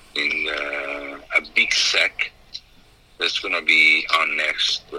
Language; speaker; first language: English; non-native, fluent; Italian